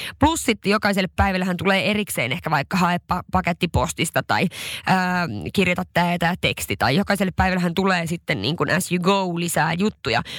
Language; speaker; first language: Finnish; non-native, local second language; Swedish